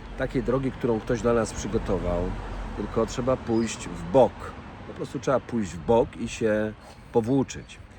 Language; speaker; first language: Polish; native; Polish